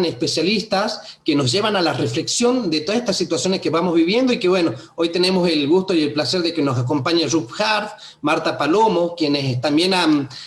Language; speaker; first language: Spanish; native; Spanish